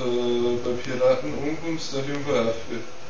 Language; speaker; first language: German; native; German